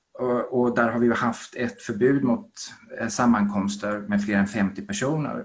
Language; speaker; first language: Swedish; native; Swedish